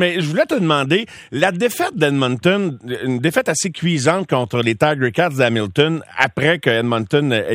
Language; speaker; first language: French; native; French